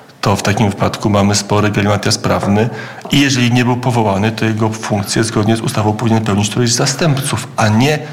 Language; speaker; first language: Polish; native; Polish